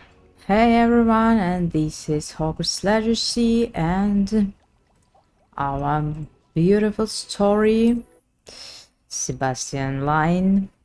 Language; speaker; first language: English; non-native, learner; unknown